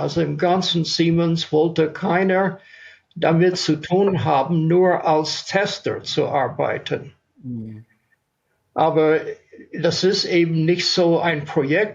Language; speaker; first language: German; non-native, fluent; English